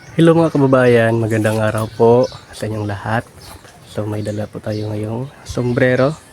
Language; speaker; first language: Filipino; non-native, local second language; Cebuano